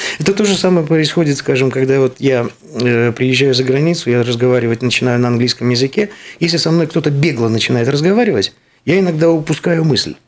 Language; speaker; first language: Russian; native; Russian